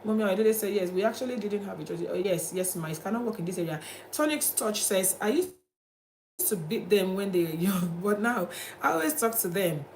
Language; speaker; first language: English; non-native, local second language; Yoruba